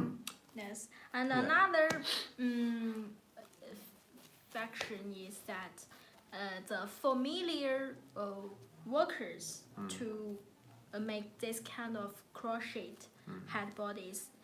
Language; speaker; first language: English; non-native, learner; Chinese